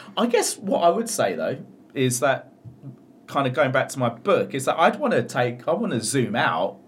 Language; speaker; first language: English; native; English